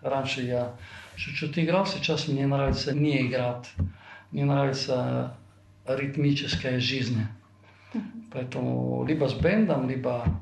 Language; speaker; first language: Russian; non-native, fluent; Italian